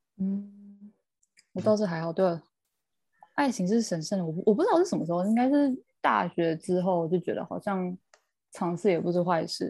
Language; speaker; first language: Chinese; early bilingual, heritage; Chinese